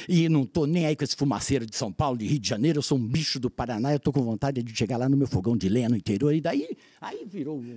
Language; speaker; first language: Portuguese; native; Portuguese